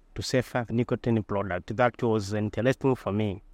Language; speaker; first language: English; non-native, local second language; Swahili